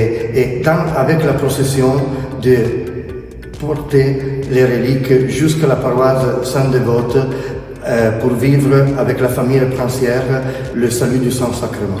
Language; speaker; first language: French; non-native, fluent; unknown